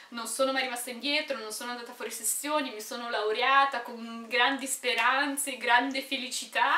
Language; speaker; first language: Italian; non-native, local second language; Romanian